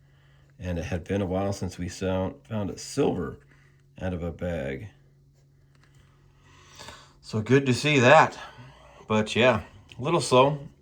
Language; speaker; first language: English; native; English